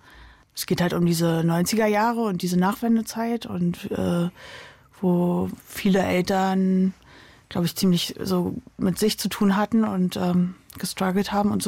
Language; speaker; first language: German; native; German